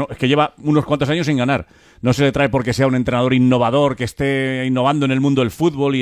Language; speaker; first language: Spanish; native; Spanish